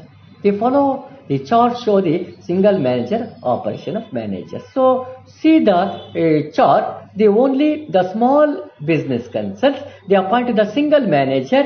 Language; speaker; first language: English; non-native, local second language; Kannada